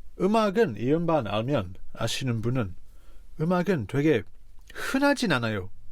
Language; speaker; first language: Korean; non-native, fluent; English